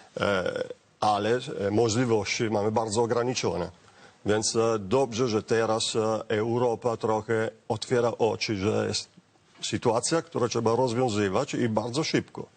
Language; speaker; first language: Polish; non-native, learner; Italian